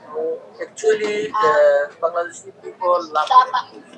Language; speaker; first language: English; non-native, learner; Bangla